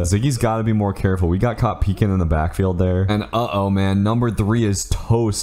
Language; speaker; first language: English; native; English